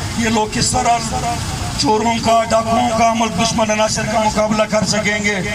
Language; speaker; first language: Urdu; non-native, local second language; Pashto